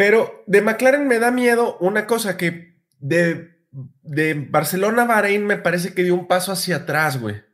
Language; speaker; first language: Spanish; native; Spanish